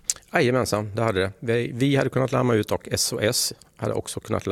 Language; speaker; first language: Swedish; native; Swedish